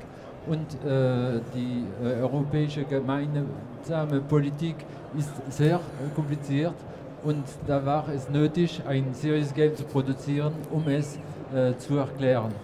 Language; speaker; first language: German; non-native, fluent; French